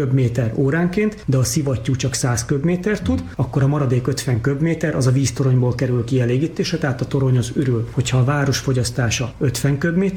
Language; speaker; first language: Hungarian; native; Hungarian